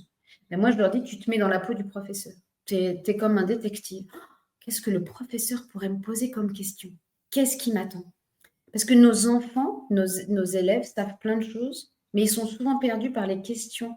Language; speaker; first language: French; native; French